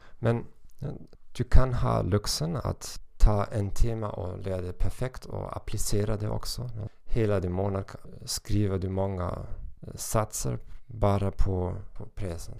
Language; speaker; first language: Swedish; non-native, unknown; German